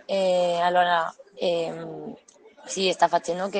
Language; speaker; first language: Italian; non-native, learner; Spanish